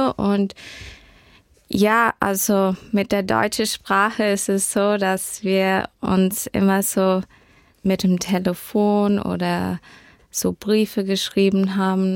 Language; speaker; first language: German; early bilingual, heritage; German